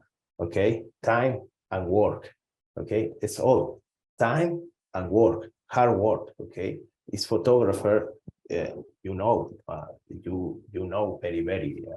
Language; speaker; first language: English; non-native, learner; Spanish